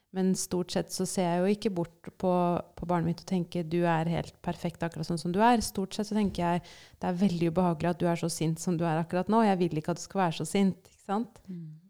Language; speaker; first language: Norwegian; native; Norwegian